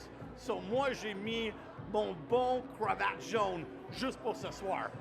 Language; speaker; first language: French; non-native, local second language; English